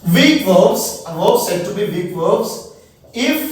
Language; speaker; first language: English; non-native, local second language; Telugu